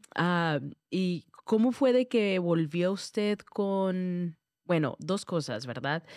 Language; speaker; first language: Spanish; early bilingual, heritage; Spanish